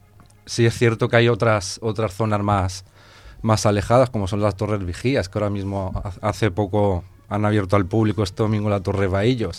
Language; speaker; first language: Spanish; native; Spanish